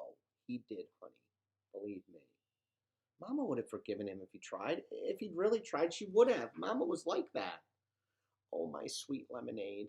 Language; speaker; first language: English; native; English